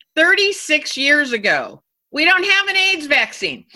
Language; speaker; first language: English; non-native, fluent; Japanese